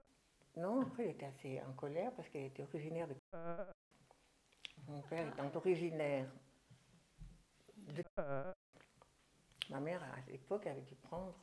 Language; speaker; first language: French; early bilingual, other home language; German